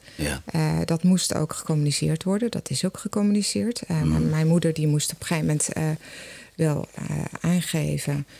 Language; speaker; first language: Dutch; non-native, fluent; Portuguese